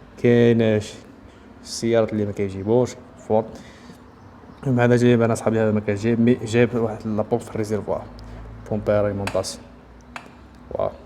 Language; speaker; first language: Arabic; native; Arabic